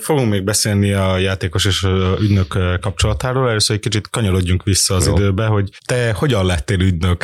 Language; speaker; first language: Hungarian; native; Hungarian